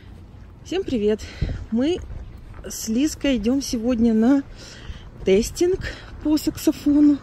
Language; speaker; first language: Russian; native; Russian